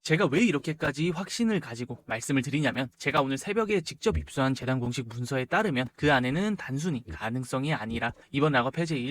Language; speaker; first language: Korean; native; Korean